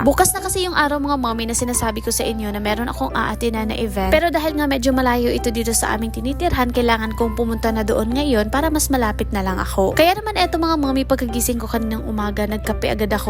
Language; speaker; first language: Filipino; non-native, local second language; Cebuano